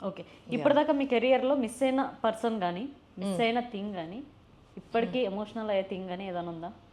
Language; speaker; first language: Telugu; native; Telugu